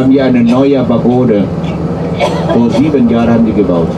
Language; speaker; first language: German; non-native, learner; Vietnamese